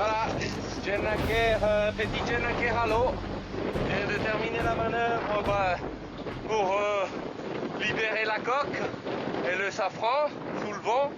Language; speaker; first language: French; non-native, fluent; Italian